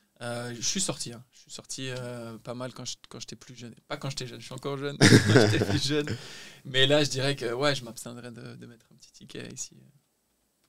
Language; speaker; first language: French; native; French